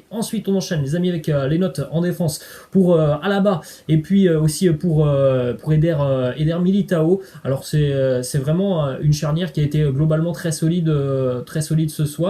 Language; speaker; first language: French; native; French